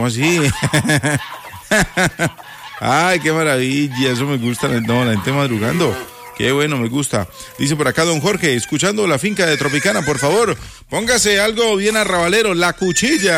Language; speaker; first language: Spanish; native; Spanish